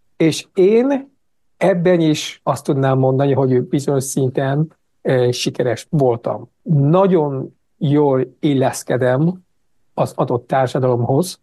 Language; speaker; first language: Hungarian; non-native, fluent; Japanese